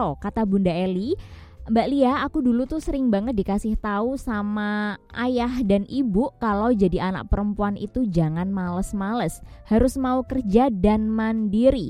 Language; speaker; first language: Indonesian; native; Indonesian